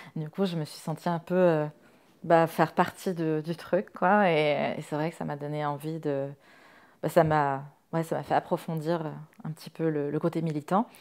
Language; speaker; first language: French; native; French